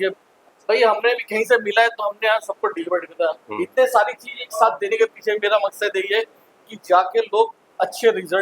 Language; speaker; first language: Hindi; native; Hindi